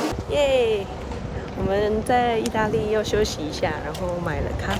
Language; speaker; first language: Chinese; native; Chinese